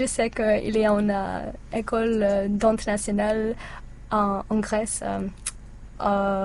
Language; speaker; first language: French; non-native, learner; English